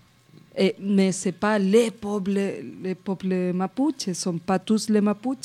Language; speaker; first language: French; non-native, fluent; Spanish